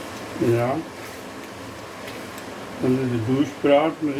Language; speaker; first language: German; non-native, learner; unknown